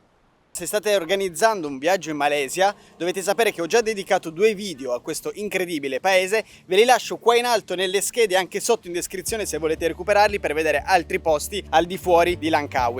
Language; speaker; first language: Italian; native; Italian